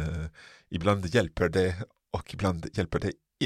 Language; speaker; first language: Swedish; non-native, learner; English